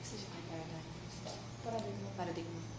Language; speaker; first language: Czech; non-native, fluent; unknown